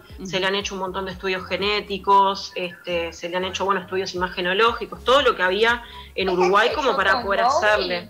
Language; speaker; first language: Spanish; native; Spanish